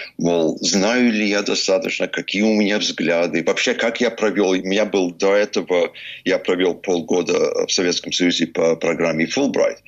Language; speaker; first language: Russian; early bilingual, heritage; Russian